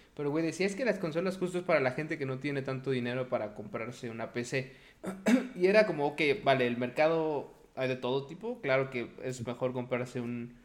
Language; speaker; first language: Spanish; native; Spanish